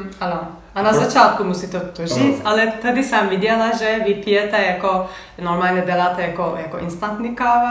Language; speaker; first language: Czech; non-native, learner; Turkish